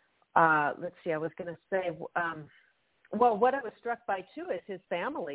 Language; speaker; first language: English; native; English